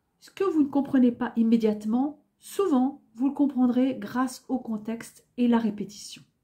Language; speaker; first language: French; native; French